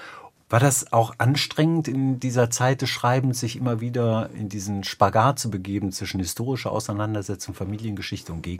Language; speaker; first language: German; native; German